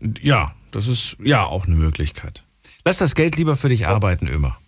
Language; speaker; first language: German; native; German